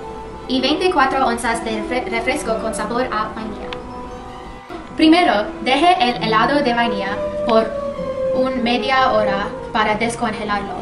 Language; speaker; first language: Spanish; non-native, learner; English